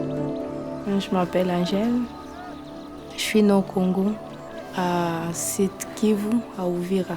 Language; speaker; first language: French; non-native, local second language; Swahili